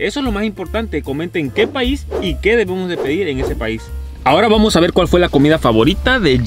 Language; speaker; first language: Spanish; native; Spanish